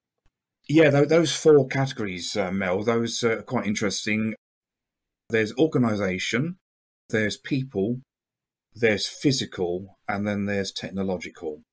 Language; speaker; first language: English; native; English